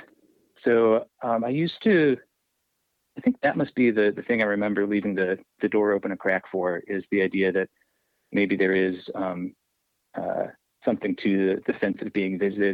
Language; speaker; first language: English; native; English